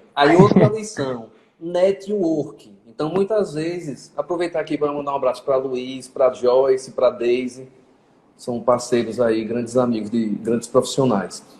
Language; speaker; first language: Portuguese; native; Portuguese